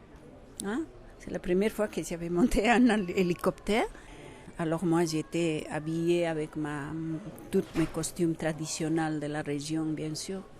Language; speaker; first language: French; non-native, fluent; Quechua